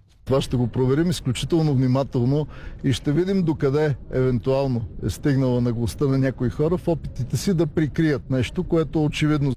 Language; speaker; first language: Bulgarian; native; Bulgarian